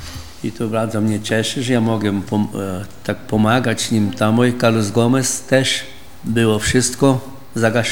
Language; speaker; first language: Polish; early bilingual, heritage; Polish